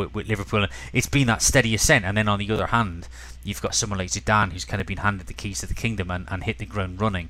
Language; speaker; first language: English; native; English